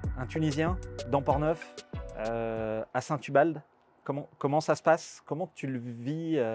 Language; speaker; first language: French; native; French